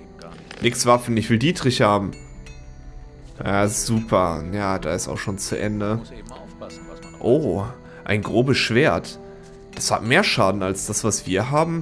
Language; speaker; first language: German; native; German